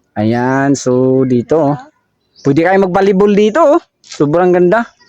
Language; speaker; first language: Filipino; non-native, local second language; Cebuano